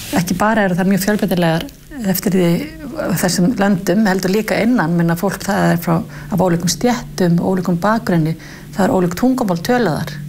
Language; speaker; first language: Icelandic; native; Icelandic